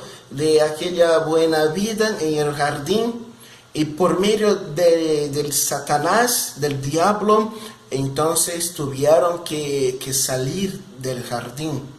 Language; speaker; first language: Spanish; non-native, fluent; Portuguese